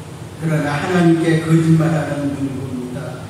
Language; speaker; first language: Korean; native; Korean